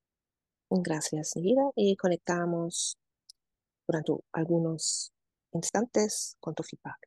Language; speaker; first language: Spanish; non-native, fluent; German